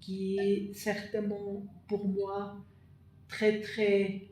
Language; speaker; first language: French; non-native, fluent; German